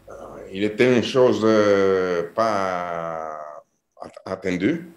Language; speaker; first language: French; non-native, learner; Italian